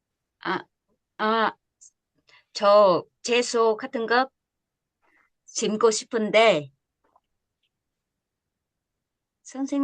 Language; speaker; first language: Korean; non-native, learner; Vietnamese